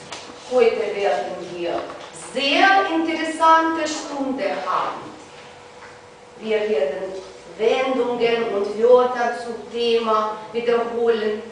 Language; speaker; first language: German; non-native, fluent; Russian